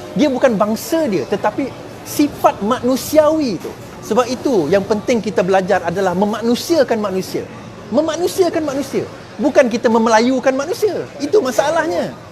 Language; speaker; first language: Malay; native; Malay